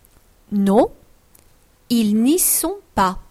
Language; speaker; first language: French; non-native, fluent; English